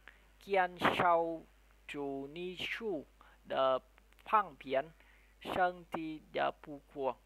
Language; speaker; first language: Chinese; non-native, learner; Vietnamese